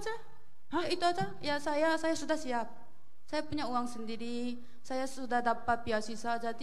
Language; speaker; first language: Indonesian; non-native, learner; Korean